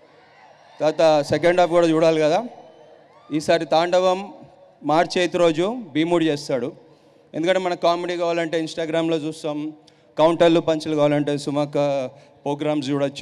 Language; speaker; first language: Telugu; native; Telugu